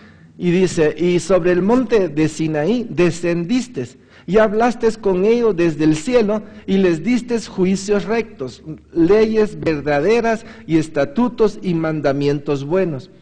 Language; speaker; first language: Spanish; native; Spanish